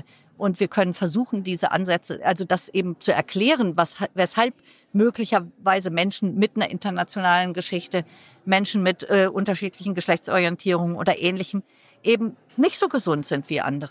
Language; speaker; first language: German; native; German